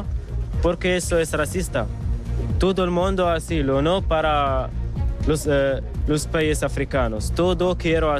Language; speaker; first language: Spanish; non-native, learner; Arabic